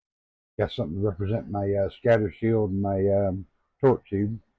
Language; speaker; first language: English; native; English